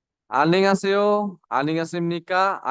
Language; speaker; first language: Korean; non-native, learner; Nepali